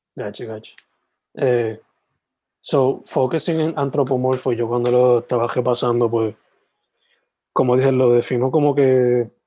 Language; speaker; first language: Spanish; native; Spanish